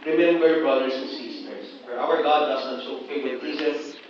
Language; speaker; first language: English; non-native, local second language; Filipino